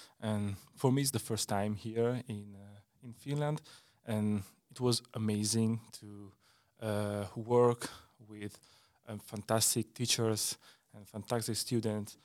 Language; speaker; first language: English; non-native, learner; Italian